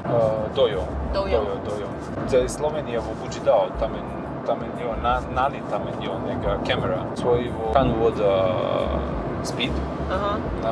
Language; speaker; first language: Chinese; non-native, learner; Serbian